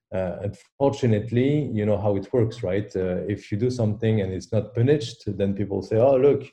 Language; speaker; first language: English; non-native, fluent; French